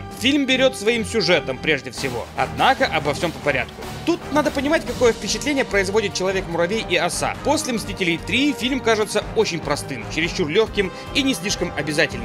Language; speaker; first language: Russian; native; Russian